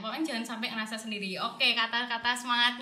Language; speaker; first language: Indonesian; native; Indonesian